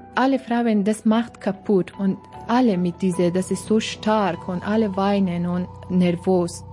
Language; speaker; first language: German; non-native, learner; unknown